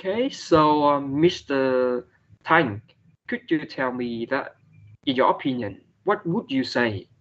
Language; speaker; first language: English; non-native, fluent; Vietnamese